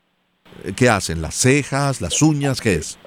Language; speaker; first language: Spanish; native; Spanish